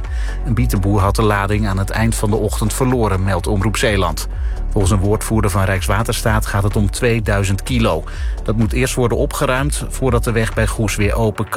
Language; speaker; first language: Dutch; native; Dutch